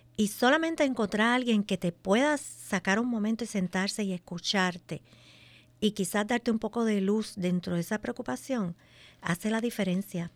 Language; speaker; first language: Spanish; native; Spanish